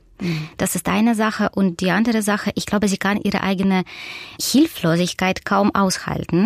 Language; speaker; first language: German; non-native, fluent; Russian